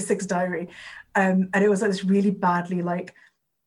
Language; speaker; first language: English; non-native, local second language; Urdu